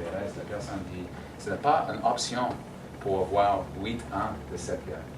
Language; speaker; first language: French; non-native, learner; English